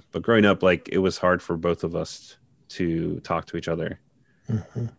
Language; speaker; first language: English; native; English